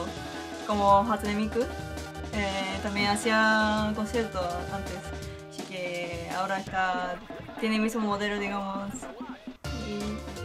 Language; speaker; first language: Spanish; non-native, fluent; Japanese